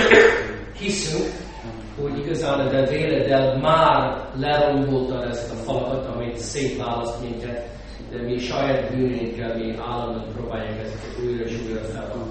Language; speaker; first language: Hungarian; non-native, fluent; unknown